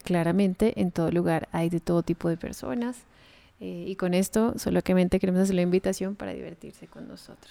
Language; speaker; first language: Spanish; native; Spanish